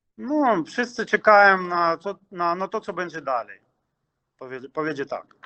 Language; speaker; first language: Polish; early bilingual, heritage; Ukrainian